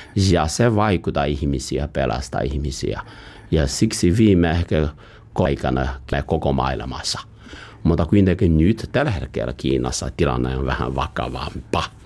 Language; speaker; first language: Finnish; non-native, fluent; Chinese